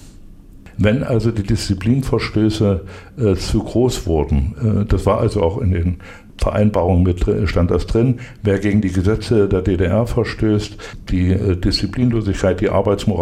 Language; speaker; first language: German; native; German